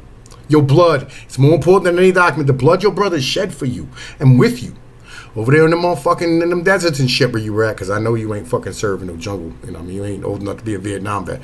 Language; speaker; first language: English; native; English